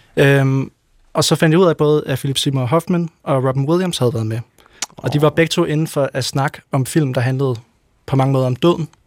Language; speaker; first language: Danish; native; Danish